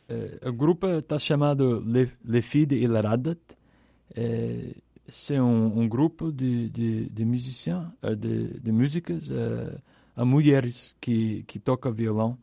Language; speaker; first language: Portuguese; non-native, learner; English